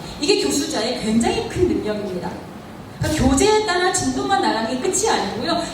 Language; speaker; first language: Korean; native; Korean